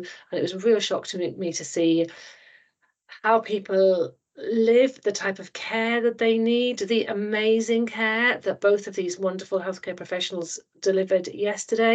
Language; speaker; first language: English; native; English